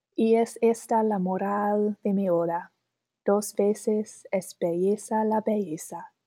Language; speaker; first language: Spanish; non-native, learner; English